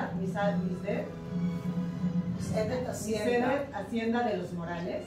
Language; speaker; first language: Hebrew; non-native, learner; Spanish